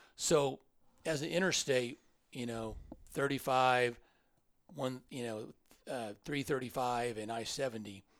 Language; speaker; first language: English; native; English